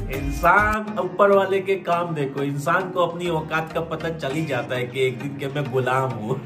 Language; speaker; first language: Hindi; native; Hindi